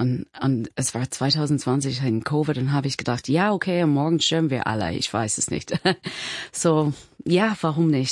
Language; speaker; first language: German; non-native, learner; English